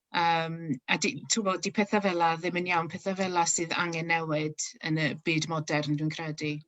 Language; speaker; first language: Welsh; non-native, local second language; English